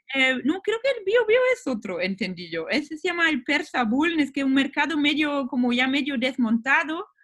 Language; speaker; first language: Spanish; non-native, fluent; German